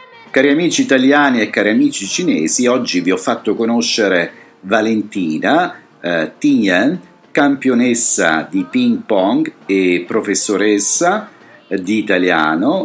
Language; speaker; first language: Italian; native; Italian